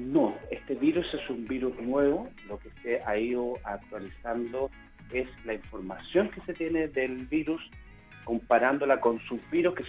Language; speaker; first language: Spanish; native; Spanish